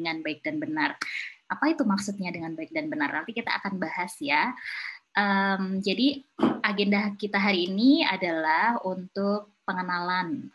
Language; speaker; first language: Indonesian; native; Indonesian